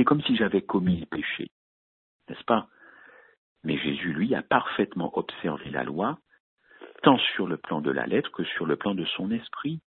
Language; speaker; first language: French; native; French